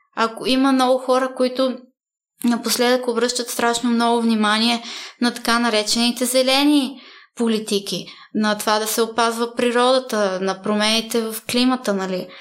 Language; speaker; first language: Bulgarian; early bilingual, heritage; Bulgarian